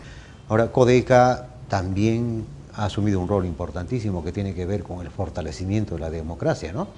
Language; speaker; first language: Spanish; native; Spanish